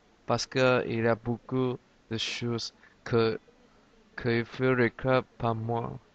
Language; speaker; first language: French; non-native, learner; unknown